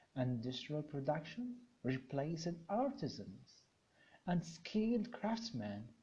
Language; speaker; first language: English; non-native, fluent; Arabic